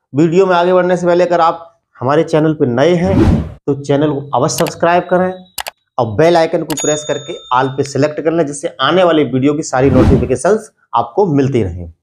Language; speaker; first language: Hindi; native; Hindi